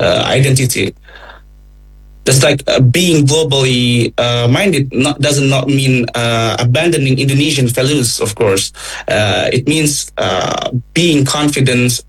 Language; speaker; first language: English; non-native, fluent; Indonesian